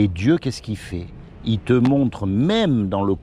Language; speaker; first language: French; native; French